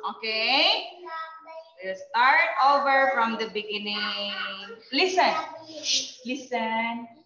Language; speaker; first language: English; non-native, learner; Indonesian